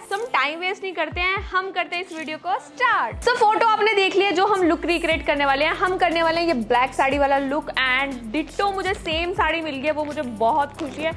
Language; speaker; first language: Hindi; native; Hindi